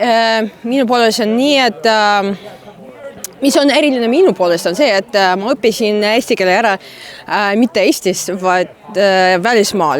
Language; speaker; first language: Estonian; non-native, fluent; Russian